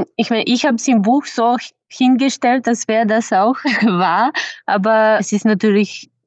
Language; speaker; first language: German; non-native, fluent; Serbian